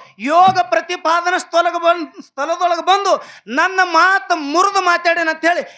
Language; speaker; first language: Kannada; non-native, local second language; Lambadi